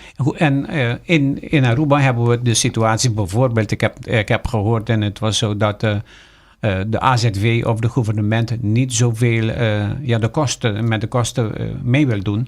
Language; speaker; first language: Dutch; non-native, local second language; Papiamento